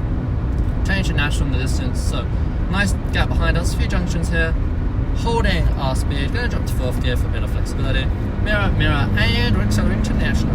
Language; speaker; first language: English; native; English